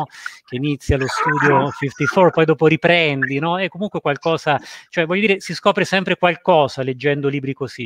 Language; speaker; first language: Italian; native; Italian